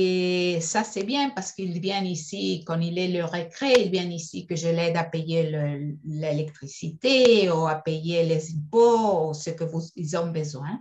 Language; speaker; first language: French; non-native, fluent; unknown